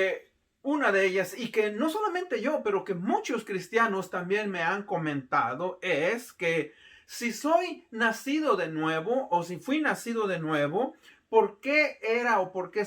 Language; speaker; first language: Spanish; native; Spanish